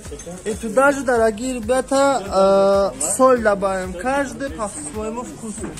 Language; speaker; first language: Russian; non-native, local second language; Tajik